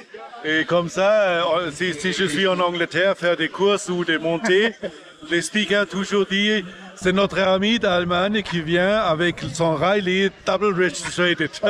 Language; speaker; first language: French; non-native, fluent; German